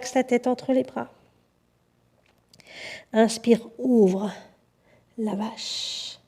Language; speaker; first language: French; native; French